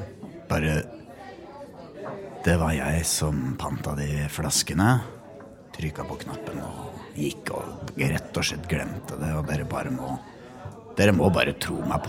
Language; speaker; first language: Norwegian; native; Norwegian